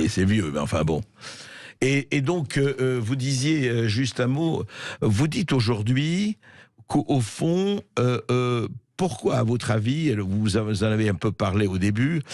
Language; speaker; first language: French; native; French